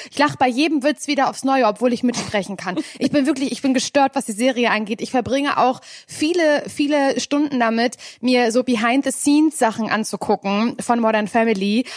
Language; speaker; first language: German; native; German